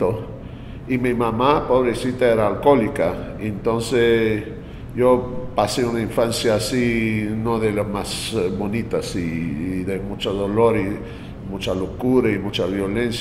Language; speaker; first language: Spanish; non-native, fluent; English